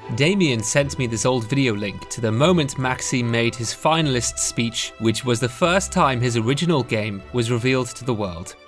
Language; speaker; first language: English; native; English